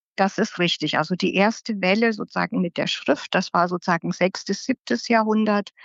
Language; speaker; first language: German; native; German